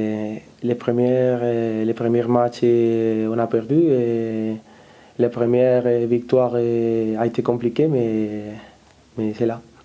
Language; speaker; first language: French; non-native, learner; Spanish